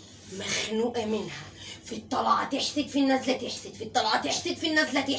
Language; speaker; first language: Arabic; native; Arabic